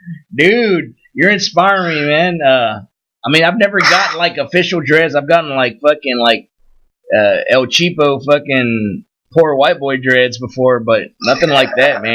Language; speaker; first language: English; native; English